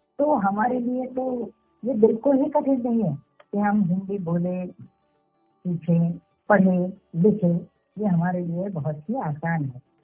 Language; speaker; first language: Hindi; non-native, local second language; Marathi